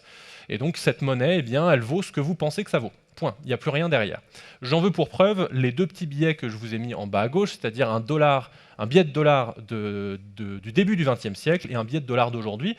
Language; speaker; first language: French; native; French